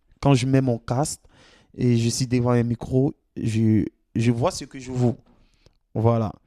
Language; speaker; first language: French; non-native, local second language; Dyula